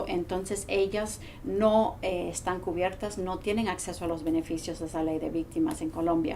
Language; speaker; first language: Spanish; non-native, fluent; English